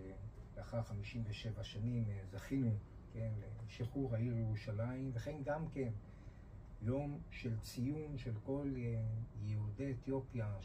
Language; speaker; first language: Hebrew; native; Hebrew